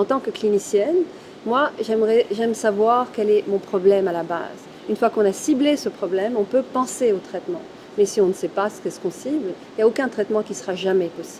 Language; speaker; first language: French; native; French